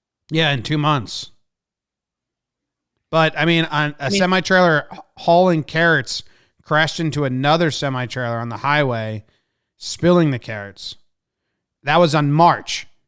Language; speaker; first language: English; native; English